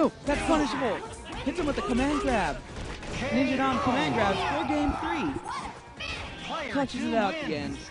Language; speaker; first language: English; native; English